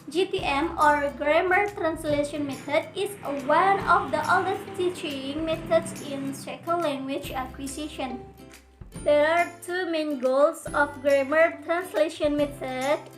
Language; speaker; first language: English; non-native, learner; Indonesian